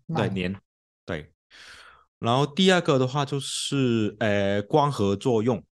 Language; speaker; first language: Chinese; non-native, local second language; Cantonese